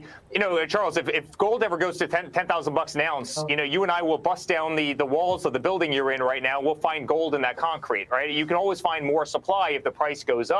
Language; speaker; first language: English; native; English